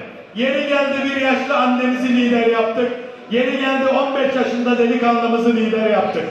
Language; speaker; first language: Turkish; native; Turkish